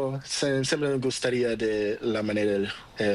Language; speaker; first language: Spanish; non-native, learner; Portuguese